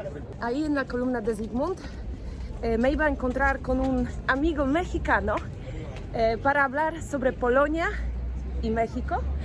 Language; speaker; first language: Spanish; non-native, fluent; Polish